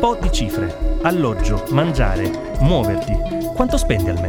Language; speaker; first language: Italian; native; Italian